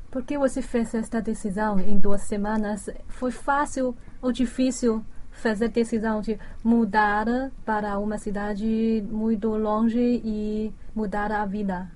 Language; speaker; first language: Portuguese; non-native, fluent; Chinese